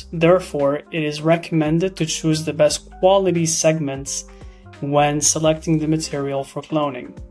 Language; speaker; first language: English; non-native, fluent; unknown